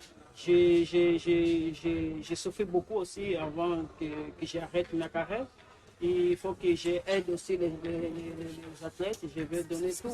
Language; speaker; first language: French; non-native, learner; Portuguese